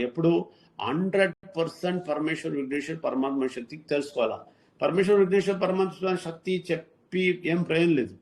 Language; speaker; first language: Telugu; non-native, learner; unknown